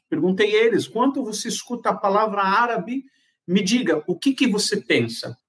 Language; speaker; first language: Portuguese; non-native, fluent; Arabic